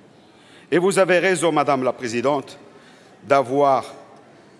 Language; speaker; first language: French; non-native, local second language; Arabic